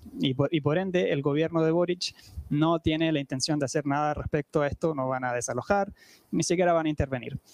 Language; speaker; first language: Spanish; native; Spanish